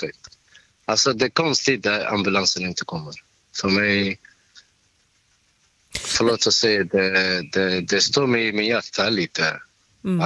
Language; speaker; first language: Swedish; non-native, learner; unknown